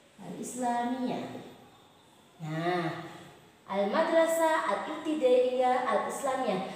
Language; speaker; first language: Arabic; non-native, fluent; Indonesian